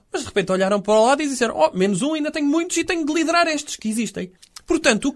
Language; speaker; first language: Portuguese; native; Portuguese